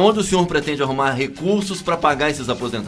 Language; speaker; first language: Portuguese; native; Portuguese